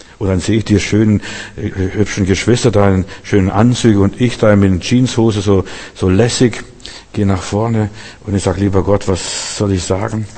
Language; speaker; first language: German; early bilingual, heritage; German